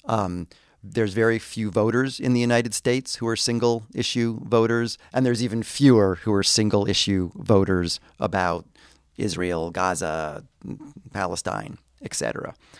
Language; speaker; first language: English; native; English